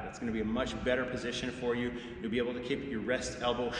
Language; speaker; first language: English; native; English